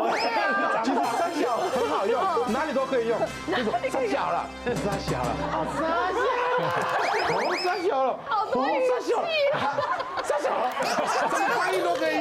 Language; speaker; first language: Chinese; non-native, fluent; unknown